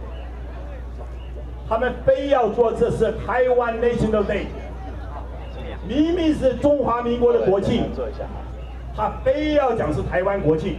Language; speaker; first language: Chinese; native; Chinese